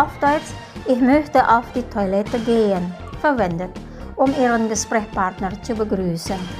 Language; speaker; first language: German; non-native, fluent; Indonesian